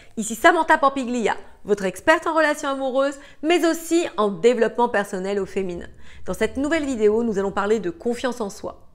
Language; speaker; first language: French; native; French